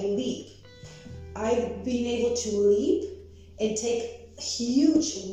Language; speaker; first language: English; non-native, fluent; Spanish